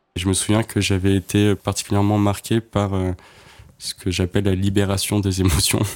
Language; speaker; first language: French; native; French